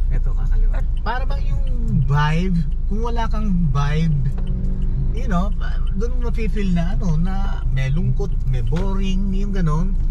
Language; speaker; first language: Filipino; native; Filipino